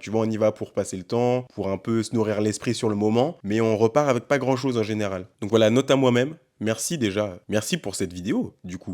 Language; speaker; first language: French; native; French